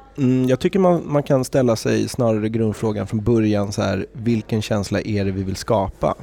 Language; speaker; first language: Swedish; native; Swedish